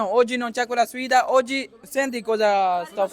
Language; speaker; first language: Italian; non-native, learner; Urdu